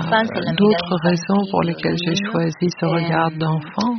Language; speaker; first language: French; non-native, fluent; Spanish